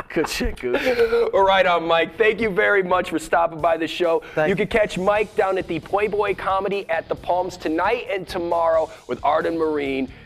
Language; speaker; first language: English; native; English